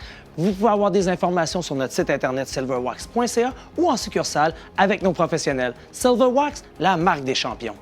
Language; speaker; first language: French; native; French